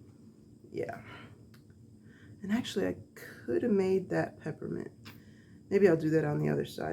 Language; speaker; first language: English; native; English